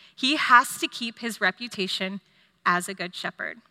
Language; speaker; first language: English; native; English